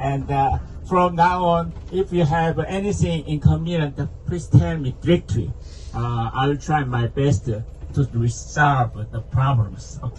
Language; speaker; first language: English; non-native, fluent; Korean